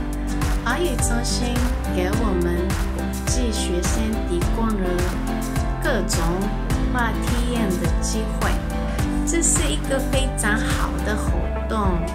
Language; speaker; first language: Chinese; non-native, learner; Japanese